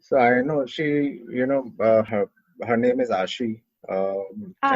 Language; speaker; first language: English; non-native, local second language; Hindi